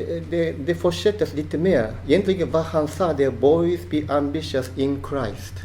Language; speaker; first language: Swedish; non-native, fluent; Japanese